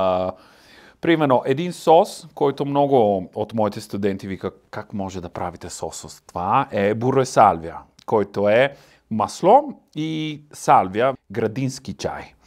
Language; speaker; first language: Bulgarian; non-native, learner; Italian